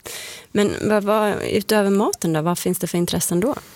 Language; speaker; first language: Swedish; native; Swedish